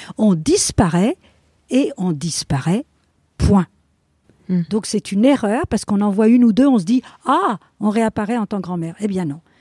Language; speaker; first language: French; non-native, fluent; Spanish